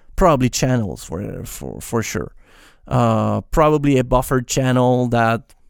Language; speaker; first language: English; non-native, fluent; French